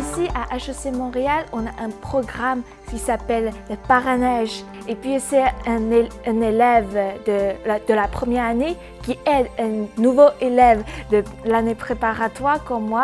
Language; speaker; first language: French; non-native, learner; Chinese